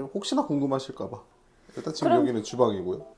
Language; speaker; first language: Korean; native; Korean